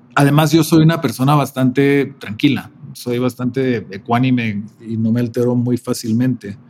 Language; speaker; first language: Spanish; native; Spanish